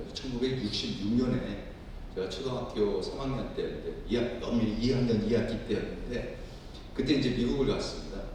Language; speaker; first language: Korean; native; Korean